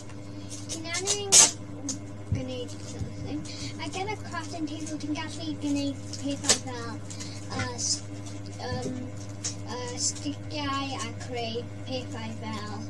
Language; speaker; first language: Welsh; non-native, local second language; English